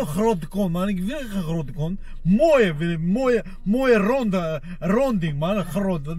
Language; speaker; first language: Dutch; non-native, fluent; Armenian